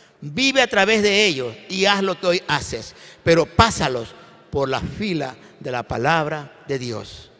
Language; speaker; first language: Spanish; native; Spanish